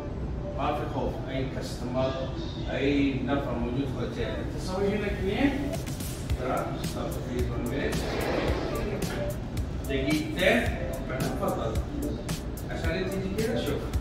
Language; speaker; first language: Arabic; non-native, learner; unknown